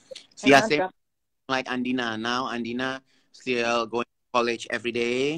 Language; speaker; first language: English; non-native, learner; Indonesian